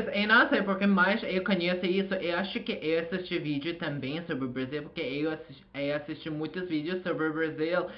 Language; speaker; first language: Portuguese; non-native, learner; Azerbaijani